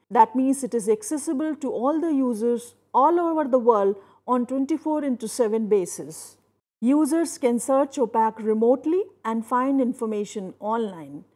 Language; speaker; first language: English; non-native, local second language; Hindi